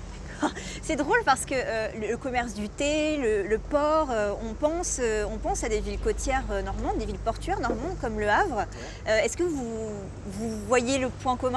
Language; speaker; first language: French; native; French